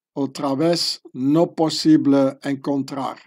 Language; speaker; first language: Spanish; non-native, learner; French